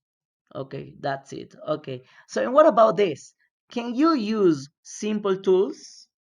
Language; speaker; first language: English; non-native, fluent; Spanish